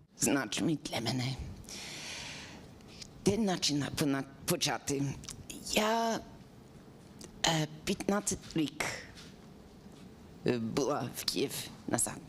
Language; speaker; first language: Ukrainian; non-native, learner; English